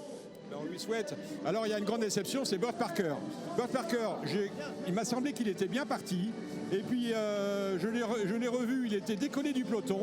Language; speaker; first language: French; native; French